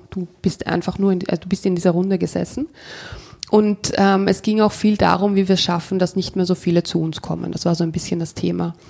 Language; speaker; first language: German; native; German